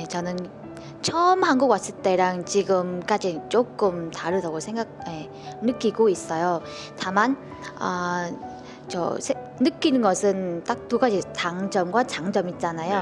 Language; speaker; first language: Korean; non-native, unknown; Vietnamese